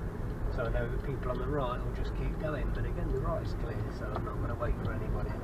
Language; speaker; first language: English; native; English